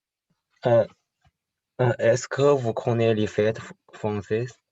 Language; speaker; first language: French; non-native, learner; Chinese